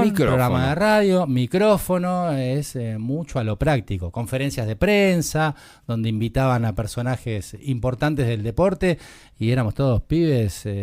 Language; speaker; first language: Spanish; native; Spanish